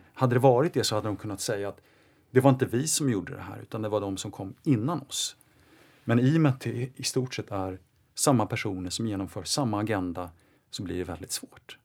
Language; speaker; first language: Swedish; native; Swedish